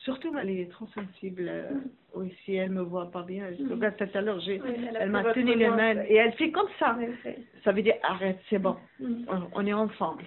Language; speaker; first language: French; non-native, learner; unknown